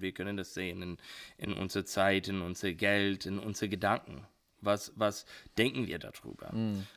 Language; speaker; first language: German; non-native, learner; English